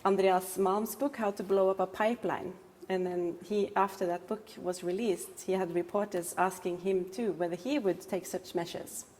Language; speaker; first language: English; non-native, fluent; Norwegian